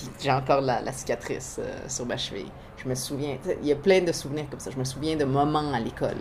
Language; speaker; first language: French; early bilingual, other home language; Spanish